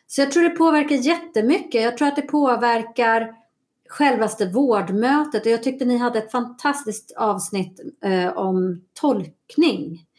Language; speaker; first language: Swedish; native; Swedish